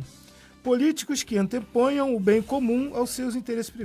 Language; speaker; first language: Portuguese; native; Portuguese